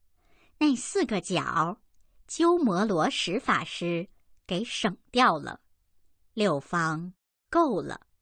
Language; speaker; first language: Chinese; native; Chinese